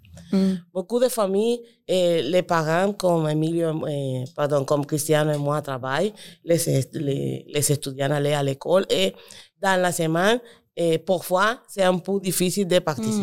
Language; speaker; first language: French; non-native, learner; Spanish